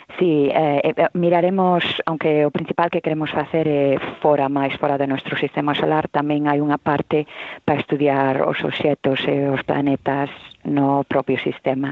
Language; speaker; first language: Galician; non-native, local second language; Spanish